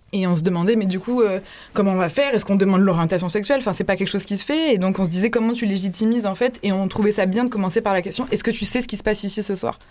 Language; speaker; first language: French; native; French